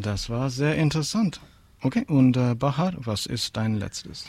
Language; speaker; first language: German; non-native, learner; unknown